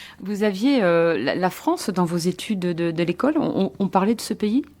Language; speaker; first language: French; native; French